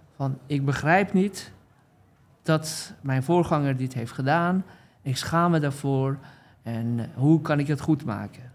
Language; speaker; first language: Dutch; non-native, fluent; Persian